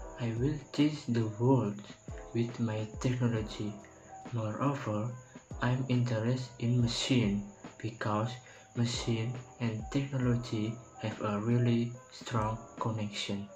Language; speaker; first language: English; non-native, learner; Indonesian